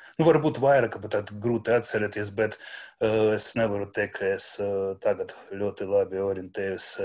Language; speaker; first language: Latvian; non-native, local second language; Russian